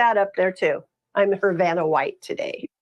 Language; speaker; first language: English; native; English